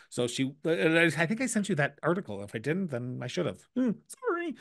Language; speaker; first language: English; native; English